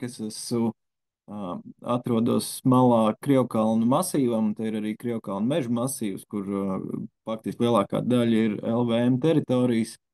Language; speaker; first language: Latvian; native; Latvian